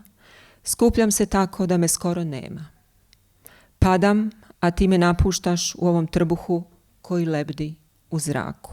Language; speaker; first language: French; non-native, fluent; Bosnian